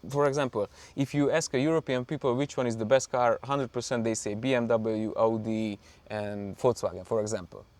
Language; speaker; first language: English; non-native, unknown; Hungarian